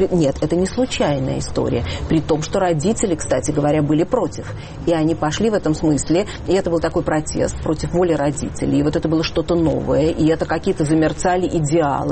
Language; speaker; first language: Russian; native; Russian